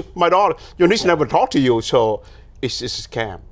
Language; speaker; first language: English; non-native, fluent; Vietnamese